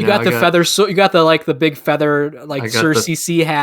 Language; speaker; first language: English; native; English